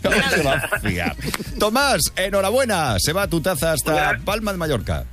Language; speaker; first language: Spanish; native; Spanish